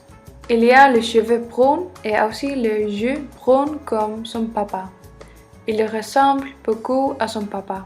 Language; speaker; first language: French; non-native, learner; Icelandic